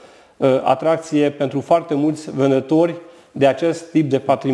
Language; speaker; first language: Romanian; non-native, local second language; Hungarian